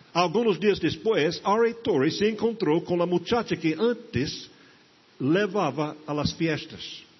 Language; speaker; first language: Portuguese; non-native, fluent; English